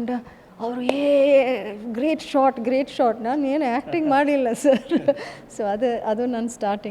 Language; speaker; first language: Kannada; early bilingual, heritage; English